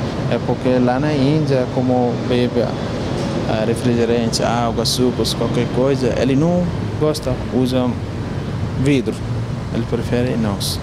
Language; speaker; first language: Portuguese; non-native, learner; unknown